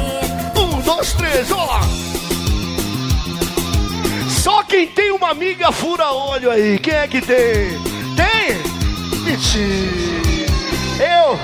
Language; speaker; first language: Portuguese; native; Portuguese